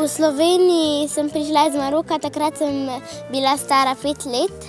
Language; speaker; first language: Slovenian; early bilingual, other home language; Arabic